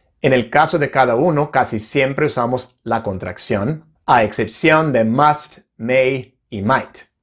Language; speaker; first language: Spanish; non-native, fluent; English